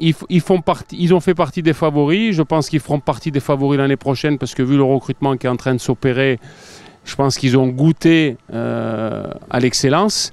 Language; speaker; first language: French; native; French